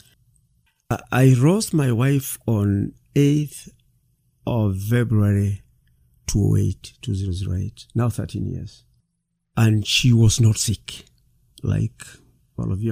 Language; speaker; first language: English; non-native, local second language; Kikuyu